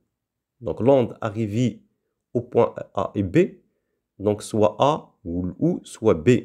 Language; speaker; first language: French; non-native, local second language; Arabic